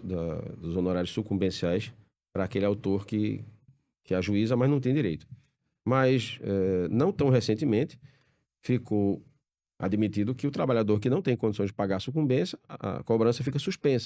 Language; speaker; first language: Portuguese; native; Portuguese